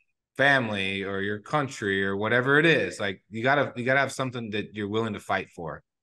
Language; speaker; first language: English; native; English